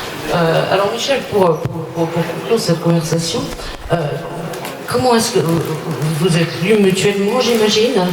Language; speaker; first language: French; native; French